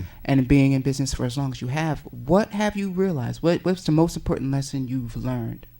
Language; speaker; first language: English; native; English